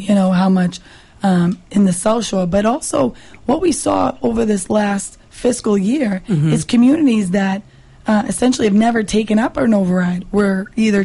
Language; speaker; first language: English; native; English